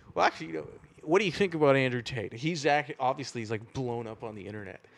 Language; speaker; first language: English; native; English